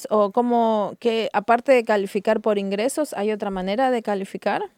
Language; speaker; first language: Spanish; native; Spanish